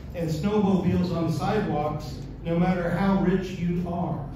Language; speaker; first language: English; native; English